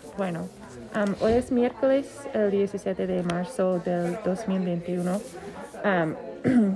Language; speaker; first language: Spanish; non-native, learner; English